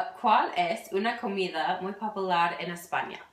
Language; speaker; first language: Spanish; non-native, learner; English